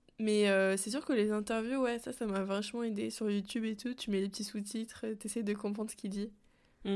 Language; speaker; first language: French; native; French